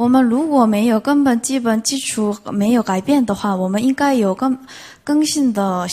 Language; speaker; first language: Chinese; non-native, fluent; Korean